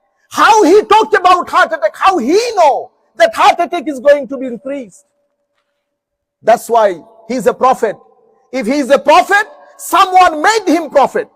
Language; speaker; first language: English; non-native, local second language; Bangla